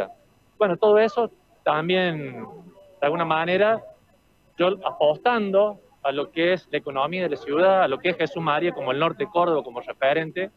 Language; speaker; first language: Spanish; native; Spanish